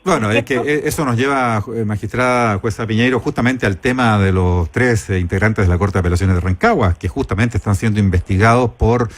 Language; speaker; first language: Spanish; native; Spanish